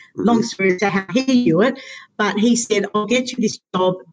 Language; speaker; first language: English; native; English